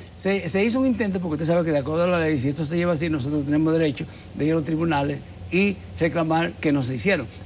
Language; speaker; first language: Spanish; native; Spanish